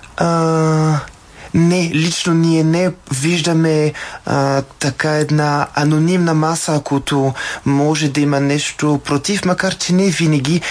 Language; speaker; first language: Bulgarian; non-native, fluent; French